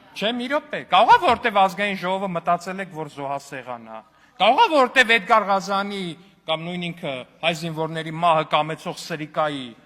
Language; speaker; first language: Armenian; native; Armenian